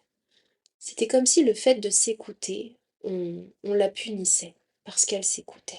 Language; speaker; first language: French; native; French